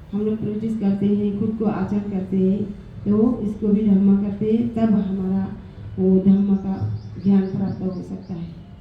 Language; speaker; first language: Hindi; non-native, learner; Burmese